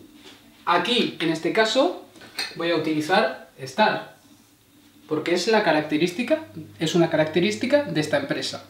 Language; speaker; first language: Spanish; non-native, fluent; French